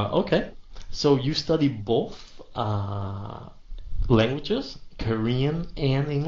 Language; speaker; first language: English; non-native, fluent; Vietnamese